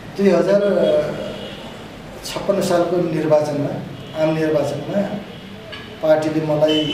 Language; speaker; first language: Nepali; non-native, local second language; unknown